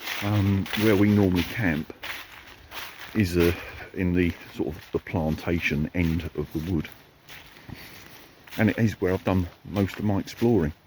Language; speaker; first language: English; native; English